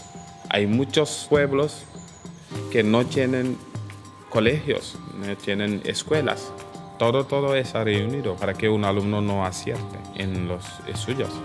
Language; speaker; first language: Spanish; non-native, fluent; Wolof